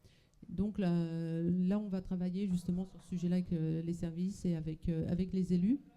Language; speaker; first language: French; native; French